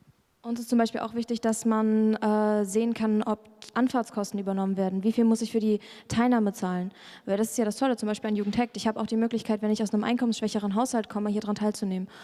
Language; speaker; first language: German; native; German